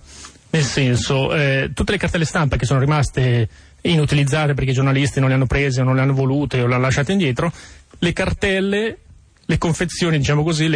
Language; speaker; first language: Italian; native; Italian